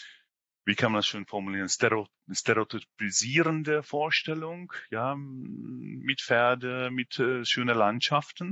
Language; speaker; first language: German; non-native, fluent; Hungarian